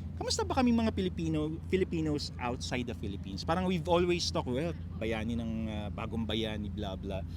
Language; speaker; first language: Filipino; native; Filipino